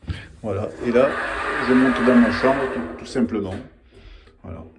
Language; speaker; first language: French; native; French